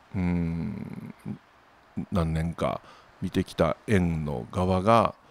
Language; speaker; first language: Japanese; native; Japanese